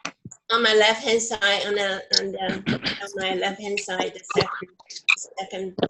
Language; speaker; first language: English; non-native, local second language; Chinese